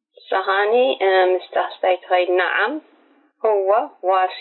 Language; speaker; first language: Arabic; non-native, learner; Tigrinya